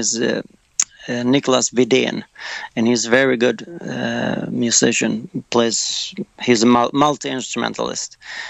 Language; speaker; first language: English; non-native, fluent; Swedish